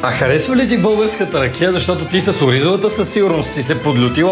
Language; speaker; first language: Bulgarian; native; Bulgarian